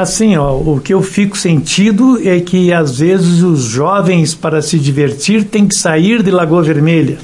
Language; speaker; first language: Portuguese; native; Portuguese